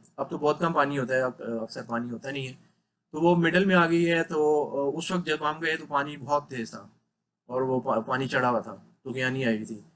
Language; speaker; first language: Urdu; non-native, local second language; Punjabi